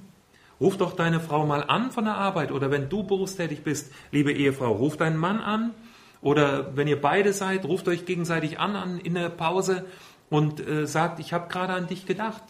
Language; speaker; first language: German; native; German